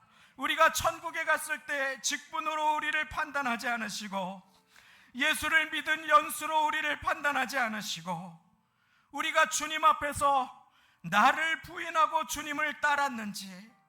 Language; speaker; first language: Korean; native; Korean